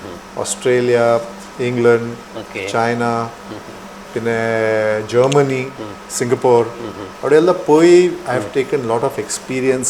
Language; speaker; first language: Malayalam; non-native, local second language; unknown